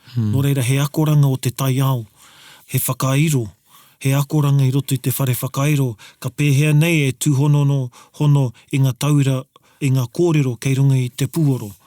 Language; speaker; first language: Māori; non-native, local second language; English